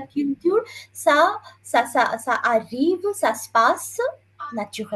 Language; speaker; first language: French; non-native, fluent; Bangla